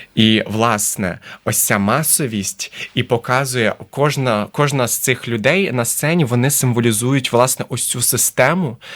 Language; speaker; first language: Ukrainian; native; Ukrainian